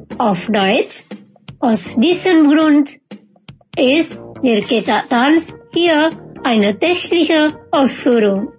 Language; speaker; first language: German; non-native, fluent; Indonesian